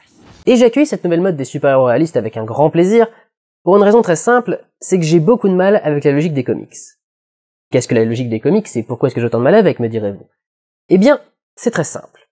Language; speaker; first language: French; native; French